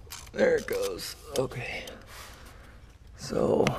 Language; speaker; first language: English; native; English